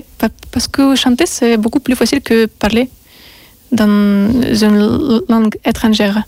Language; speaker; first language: French; non-native, learner; Russian